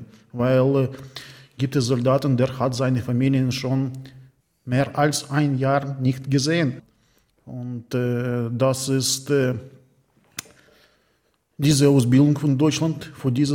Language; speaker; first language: German; non-native, learner; Ukrainian